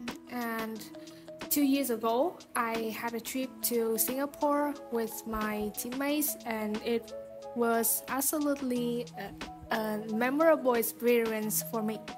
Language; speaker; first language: English; non-native, learner; Vietnamese